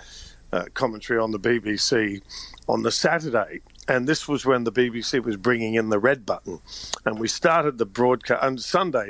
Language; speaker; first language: English; native; English